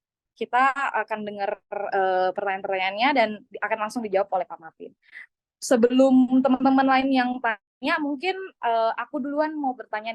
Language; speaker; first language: Indonesian; native; Indonesian